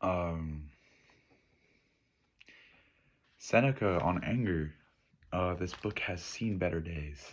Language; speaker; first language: English; native; English